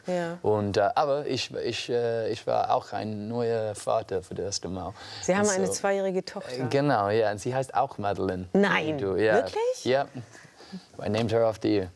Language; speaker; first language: German; non-native, learner; English